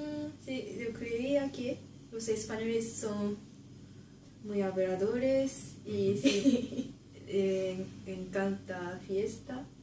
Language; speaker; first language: Spanish; non-native, learner; Japanese